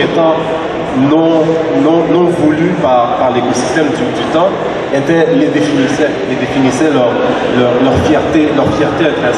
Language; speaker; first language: French; native; French